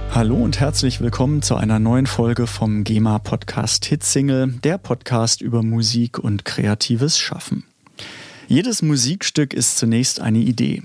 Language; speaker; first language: German; native; German